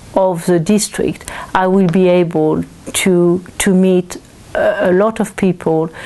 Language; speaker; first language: English; non-native, fluent; French